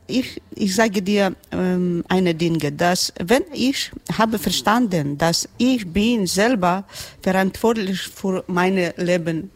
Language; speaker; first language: German; non-native, learner; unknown